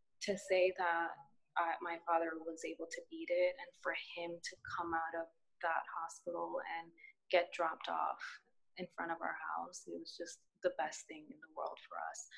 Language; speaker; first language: English; early bilingual, other home language; Spanish